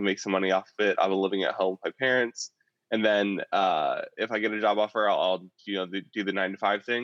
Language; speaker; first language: English; native; English